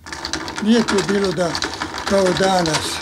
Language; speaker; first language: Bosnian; non-native, local second language; Hungarian